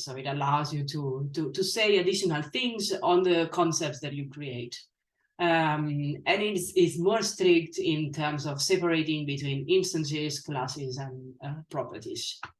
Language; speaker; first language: English; non-native, fluent; Italian